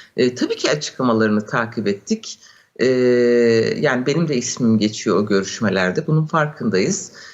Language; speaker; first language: Turkish; non-native, local second language; Kurdish